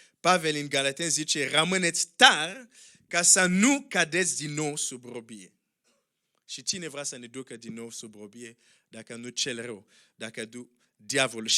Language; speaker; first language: Romanian; non-native, fluent; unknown